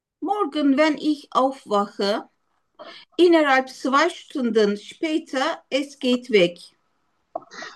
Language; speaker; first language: German; non-native, learner; Turkish